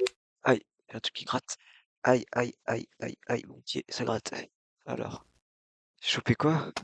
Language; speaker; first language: French; native; French